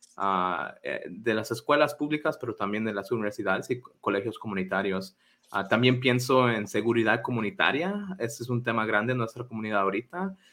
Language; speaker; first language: Spanish; early bilingual, heritage; Spanish